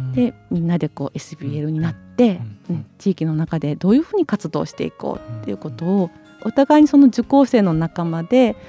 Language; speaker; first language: Japanese; native; Japanese